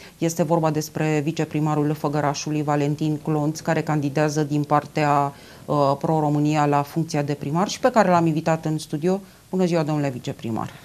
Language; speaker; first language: Romanian; native; Romanian